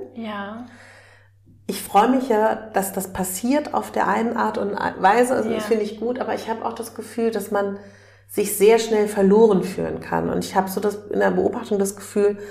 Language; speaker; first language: German; native; German